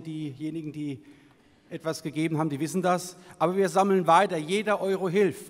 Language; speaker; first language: German; native; German